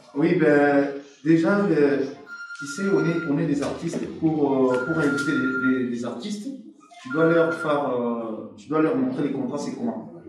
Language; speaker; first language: French; non-native, local second language; Lingala